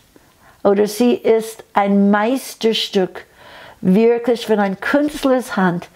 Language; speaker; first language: German; non-native, fluent; English